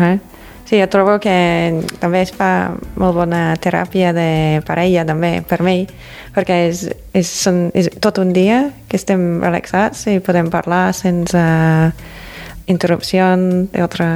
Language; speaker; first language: Catalan; non-native, fluent; English